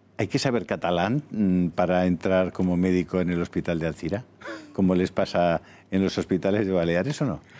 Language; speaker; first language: Spanish; native; Spanish